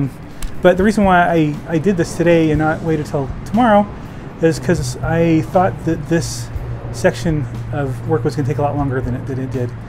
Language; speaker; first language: English; native; English